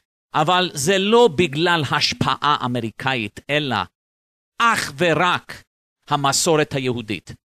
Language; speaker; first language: Hebrew; non-native, fluent; English